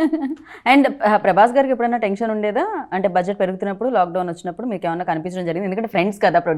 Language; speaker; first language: Telugu; native; Telugu